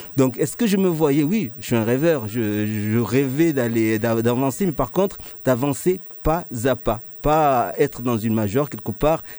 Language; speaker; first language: French; early bilingual, other home language; Ngazidja Comorian